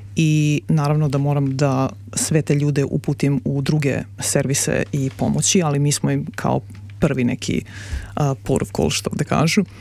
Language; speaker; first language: Serbian; native; Serbian